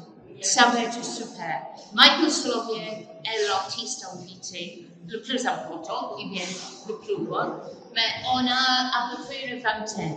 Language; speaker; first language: French; non-native, fluent; English